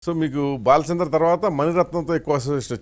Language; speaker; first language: Telugu; native; Telugu